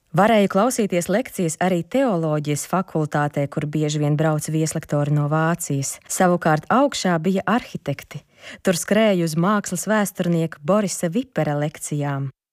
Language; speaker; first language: Latvian; non-native, local second language; Ukrainian